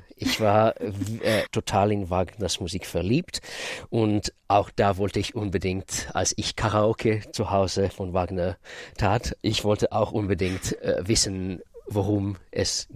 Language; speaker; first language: German; non-native, fluent; Russian